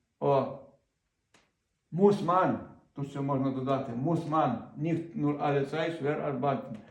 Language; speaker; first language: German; non-native, learner; Ukrainian